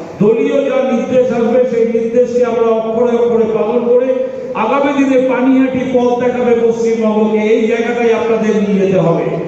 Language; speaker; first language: Bangla; native; Bangla